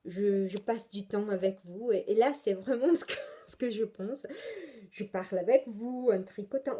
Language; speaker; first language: French; non-native, fluent; Italian